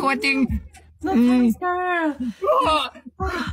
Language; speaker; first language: English; non-native, learner; Korean